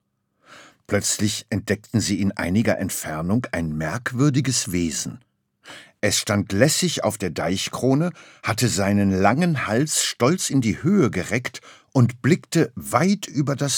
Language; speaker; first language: German; native; German